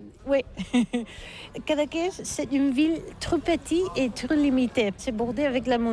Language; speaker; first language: French; non-native, learner; Catalan